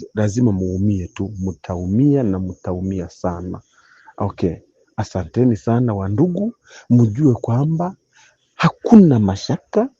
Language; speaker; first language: Swahili; non-native, local second language; Kinyarwanda